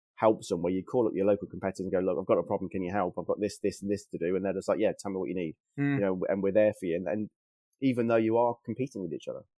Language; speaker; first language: English; native; English